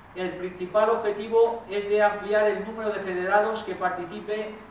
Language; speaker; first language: Spanish; non-native, local second language; Catalan